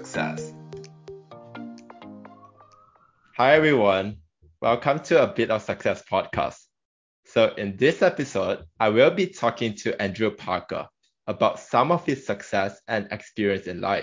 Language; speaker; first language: English; non-native, local second language; Chinese